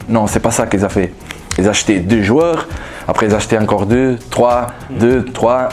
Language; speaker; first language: French; non-native, fluent; Portuguese